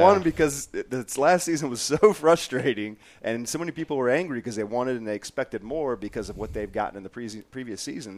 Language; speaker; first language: English; native; English